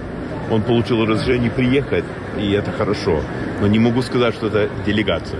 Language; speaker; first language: Russian; non-native, learner; English